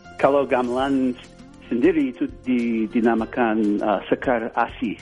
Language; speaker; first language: Indonesian; non-native, fluent; English